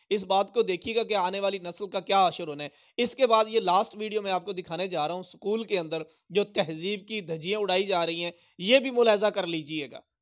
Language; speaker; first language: Urdu; non-native, local second language; Punjabi